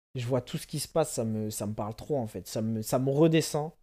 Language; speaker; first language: French; native; French